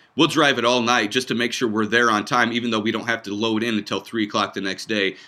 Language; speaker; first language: English; native; English